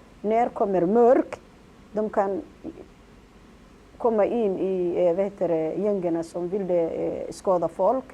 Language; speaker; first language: Swedish; non-native, learner; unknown